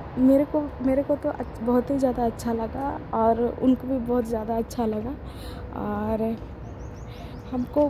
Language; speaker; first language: Hindi; non-native, local second language; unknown